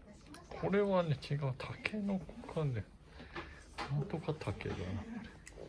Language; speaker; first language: Japanese; native; Japanese